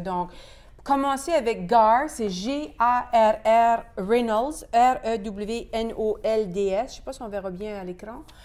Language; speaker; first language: French; native; French